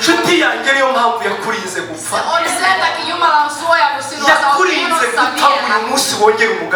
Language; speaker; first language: Finnish; non-native, learner; Kinyarwanda